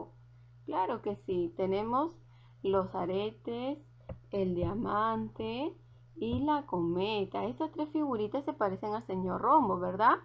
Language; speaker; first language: Spanish; native; Spanish